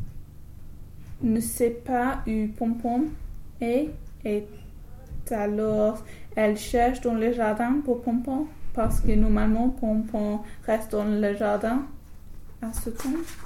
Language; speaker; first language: French; non-native, learner; English